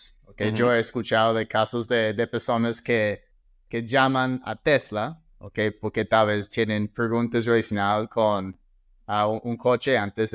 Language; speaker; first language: Spanish; non-native, fluent; English